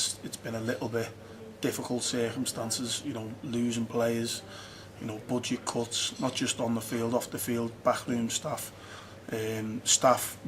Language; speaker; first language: English; native; English